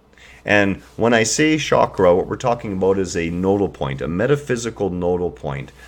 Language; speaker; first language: English; native; English